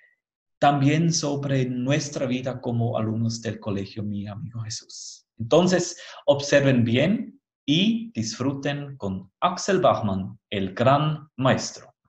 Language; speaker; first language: Spanish; non-native, fluent; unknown